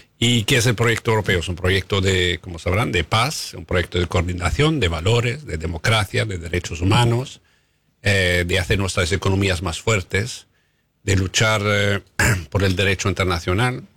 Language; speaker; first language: Spanish; non-native, fluent; Italian